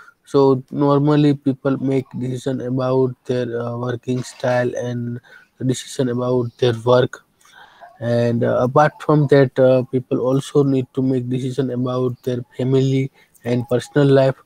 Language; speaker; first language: English; non-native, fluent; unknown